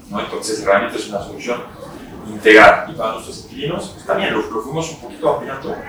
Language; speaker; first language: Spanish; non-native, fluent; French